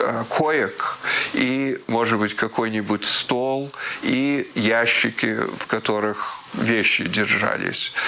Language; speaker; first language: Russian; early bilingual, heritage; Russian